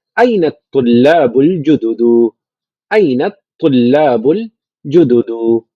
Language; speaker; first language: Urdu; native; Urdu